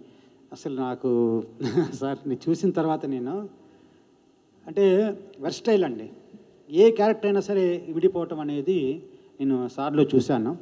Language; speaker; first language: Telugu; native; Telugu